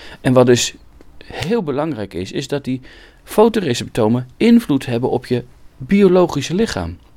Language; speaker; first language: Dutch; native; Dutch